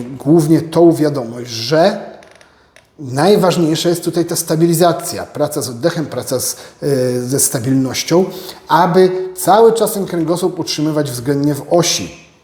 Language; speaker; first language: Polish; native; Polish